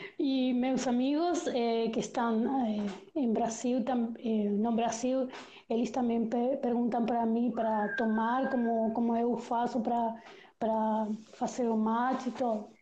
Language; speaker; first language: Portuguese; non-native, learner; Spanish